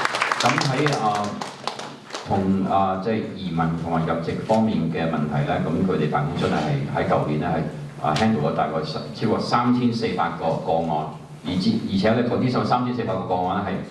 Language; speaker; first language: Cantonese; native; Cantonese